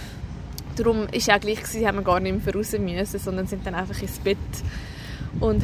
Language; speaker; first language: German; native; German